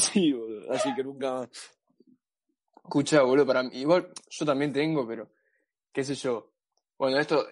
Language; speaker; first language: Spanish; native; Spanish